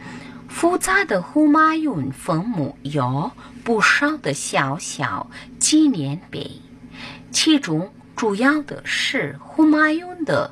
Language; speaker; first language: Chinese; non-native, fluent; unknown